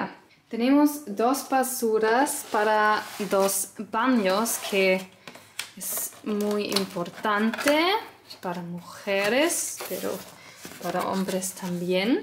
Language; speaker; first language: Spanish; non-native, learner; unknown